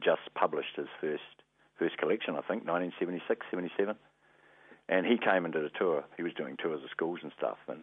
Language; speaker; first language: English; native; English